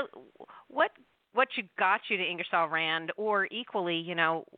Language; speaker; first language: English; native; English